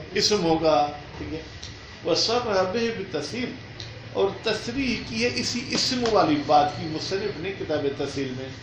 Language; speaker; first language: Urdu; non-native, local second language; Sindhi